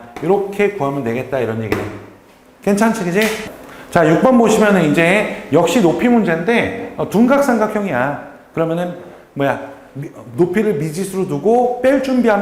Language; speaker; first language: Korean; native; Korean